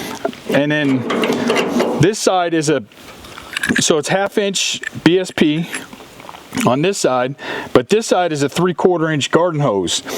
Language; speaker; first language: English; native; English